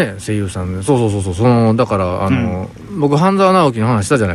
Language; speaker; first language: Japanese; native; Japanese